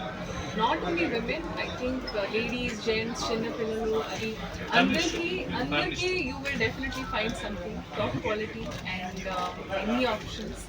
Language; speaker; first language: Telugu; non-native, learner; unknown